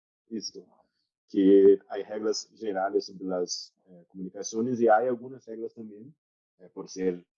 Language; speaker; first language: Spanish; non-native, learner; Portuguese